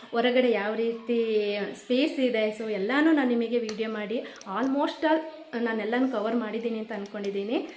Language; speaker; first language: Kannada; non-native, local second language; Kodava